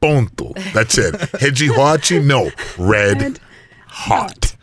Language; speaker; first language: English; native; English